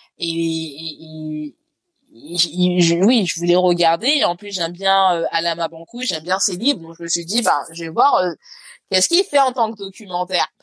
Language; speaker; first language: French; native; French